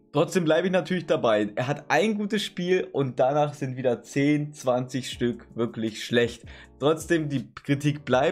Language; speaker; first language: German; native; German